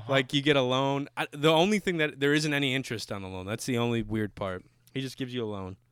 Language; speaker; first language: English; native; English